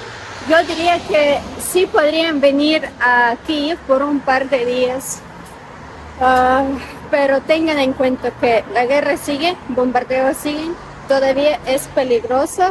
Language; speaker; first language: Spanish; non-native, fluent; Ukrainian